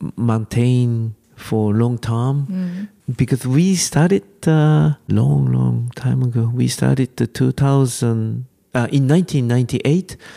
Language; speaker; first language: English; non-native, learner; Japanese